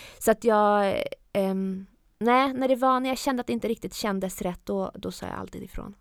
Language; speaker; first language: Swedish; early bilingual, other home language; Arabic